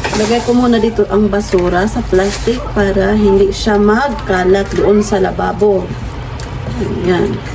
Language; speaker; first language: Filipino; non-native, local second language; Cebuano